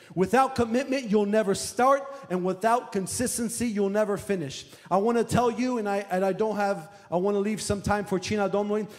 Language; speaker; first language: English; early bilingual, other home language; Romanian